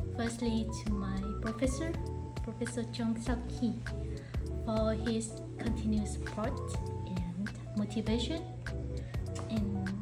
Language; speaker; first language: English; non-native, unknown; Vietnamese